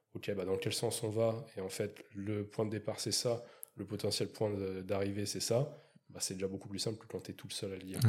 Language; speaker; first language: French; native; French